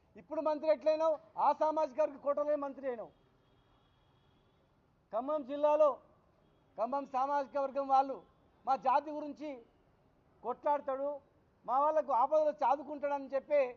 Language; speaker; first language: Telugu; native; Telugu